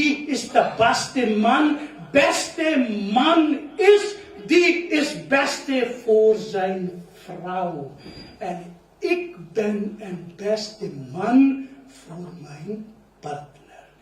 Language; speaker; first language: Dutch; non-native, learner; Urdu